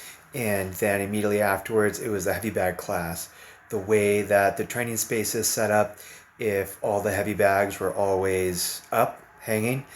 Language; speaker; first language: English; native; English